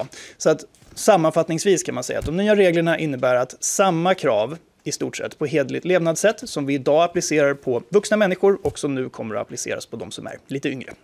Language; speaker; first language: Swedish; native; Swedish